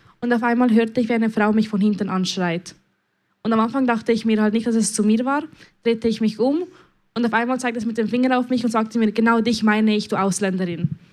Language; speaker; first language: German; early bilingual, other home language; Spanish